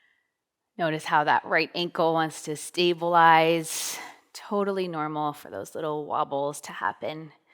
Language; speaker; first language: English; native; English